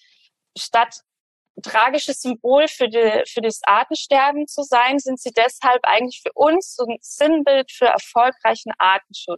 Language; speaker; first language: German; native; German